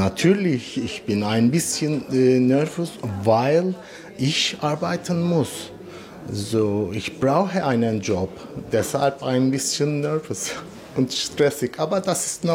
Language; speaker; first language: German; non-native, learner; Turkish